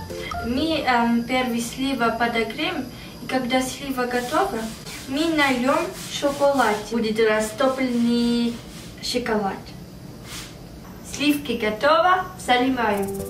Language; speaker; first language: Russian; early bilingual, heritage; German